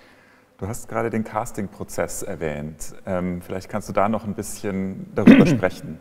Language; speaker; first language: German; native; German